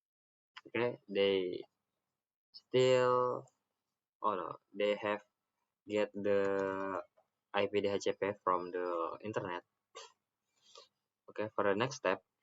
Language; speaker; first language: English; non-native, learner; Indonesian